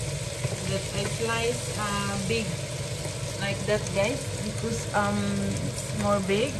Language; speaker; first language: English; non-native, learner; Filipino